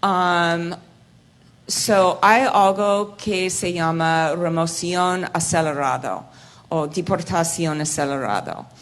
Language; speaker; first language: Spanish; non-native, fluent; English